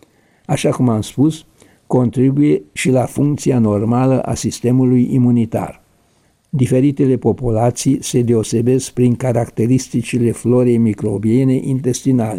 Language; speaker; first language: Romanian; native; Romanian